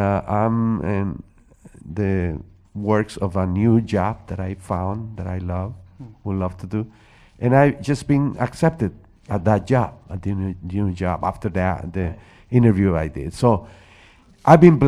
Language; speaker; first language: English; non-native, fluent; Spanish